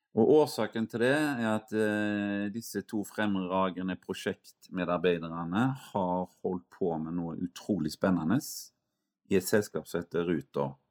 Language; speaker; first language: Norwegian; native; Norwegian